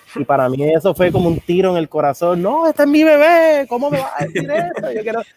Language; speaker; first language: Spanish; native; Spanish